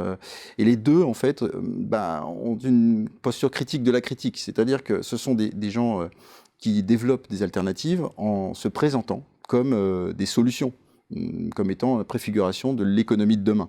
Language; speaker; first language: French; native; French